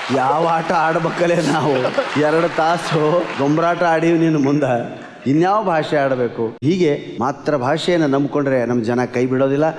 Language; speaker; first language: Kannada; native; Kannada